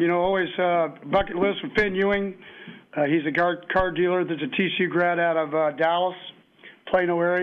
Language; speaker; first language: English; native; English